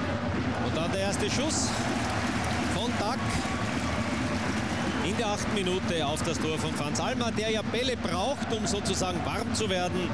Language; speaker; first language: German; native; German